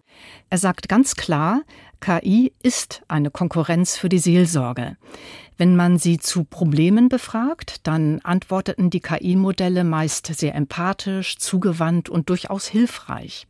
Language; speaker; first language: German; native; German